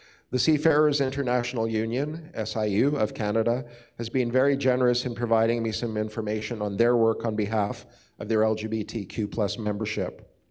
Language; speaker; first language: English; native; English